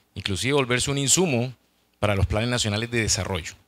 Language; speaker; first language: Spanish; native; Spanish